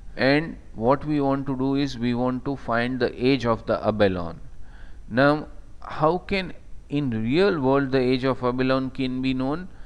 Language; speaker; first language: English; non-native, local second language; Gujarati